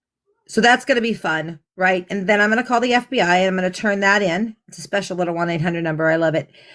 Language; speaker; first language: English; native; English